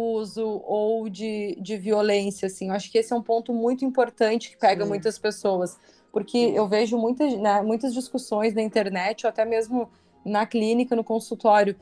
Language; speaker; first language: Portuguese; native; Portuguese